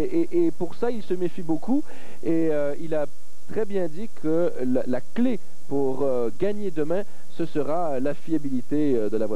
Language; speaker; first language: French; native; French